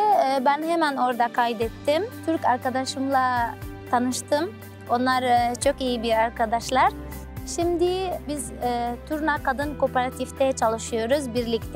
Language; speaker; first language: Turkish; non-native, learner; Arabic